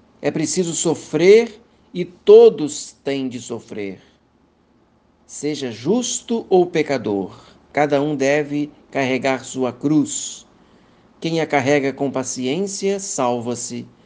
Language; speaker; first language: Portuguese; native; Portuguese